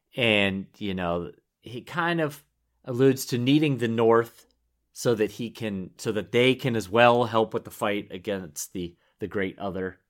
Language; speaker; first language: English; native; English